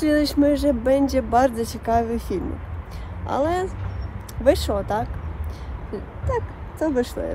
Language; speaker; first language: Polish; non-native, learner; Russian